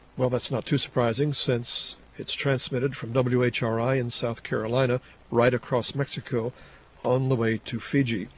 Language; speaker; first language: English; native; English